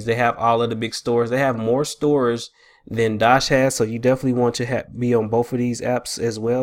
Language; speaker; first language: English; native; English